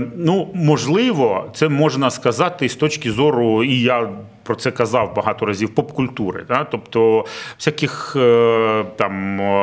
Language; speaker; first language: Ukrainian; non-native, local second language; Russian